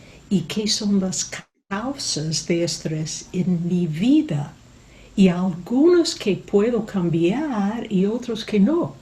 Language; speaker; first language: Spanish; non-native, fluent; English